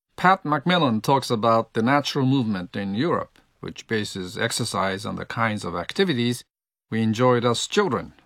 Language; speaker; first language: English; non-native, fluent; Japanese